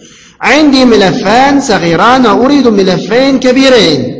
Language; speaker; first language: Arabic; non-native, fluent; Uzbek